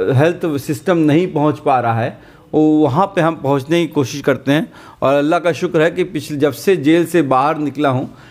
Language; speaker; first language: Hindi; native; Hindi